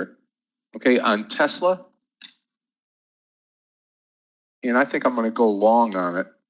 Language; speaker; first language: English; native; English